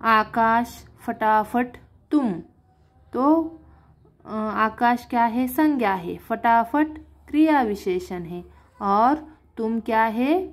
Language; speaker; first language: Hindi; non-native, local second language; Marathi